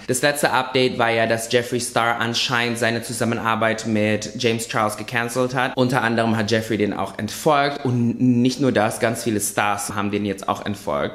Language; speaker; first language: German; native; German